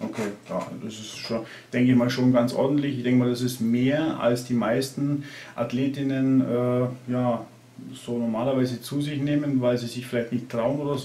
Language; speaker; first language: German; native; German